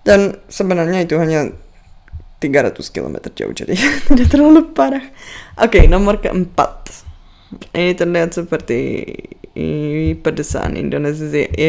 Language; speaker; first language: Indonesian; non-native, fluent; Czech